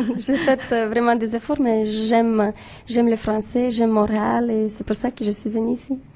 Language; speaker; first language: French; non-native, fluent; Romanian